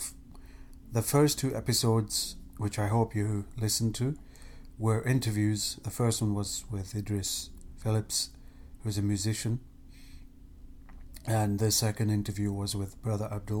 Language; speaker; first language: English; native; English